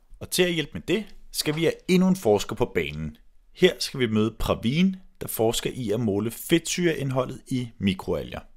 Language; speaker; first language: Danish; native; Danish